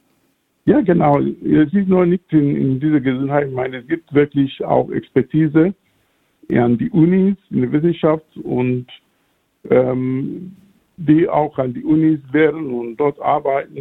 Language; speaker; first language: German; non-native, fluent; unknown